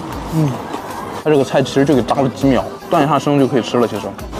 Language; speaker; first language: Chinese; native; Chinese